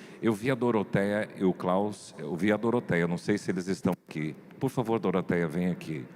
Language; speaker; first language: Portuguese; native; Portuguese